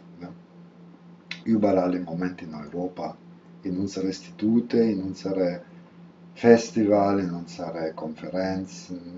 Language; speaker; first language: German; non-native, fluent; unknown